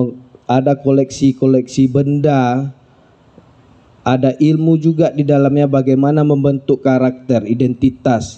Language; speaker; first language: Indonesian; native; Indonesian